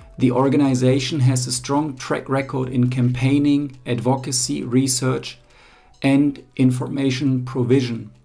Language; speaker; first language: English; non-native, fluent; German